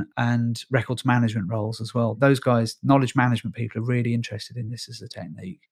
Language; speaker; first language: English; native; English